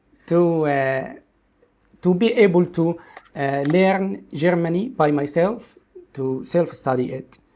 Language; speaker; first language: English; non-native, local second language; Arabic